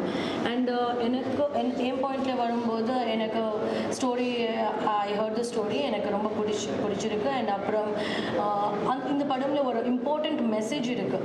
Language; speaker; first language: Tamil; non-native, learner; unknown